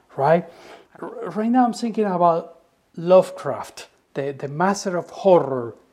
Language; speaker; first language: English; non-native, fluent; Spanish